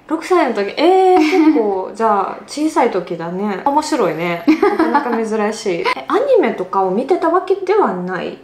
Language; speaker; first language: Japanese; non-native, fluent; Russian